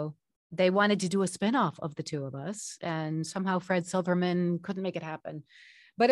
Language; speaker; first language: English; native; English